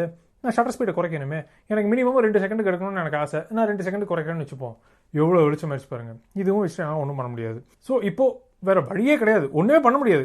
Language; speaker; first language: Tamil; native; Tamil